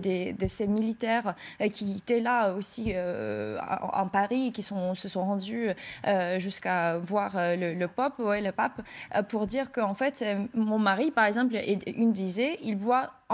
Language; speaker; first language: French; non-native, fluent; Ukrainian